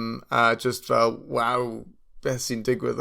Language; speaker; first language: Welsh; non-native, fluent; English